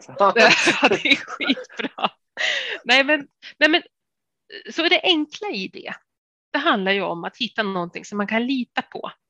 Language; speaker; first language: Swedish; native; Swedish